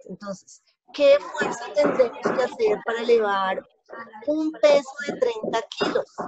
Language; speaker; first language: Spanish; native; Spanish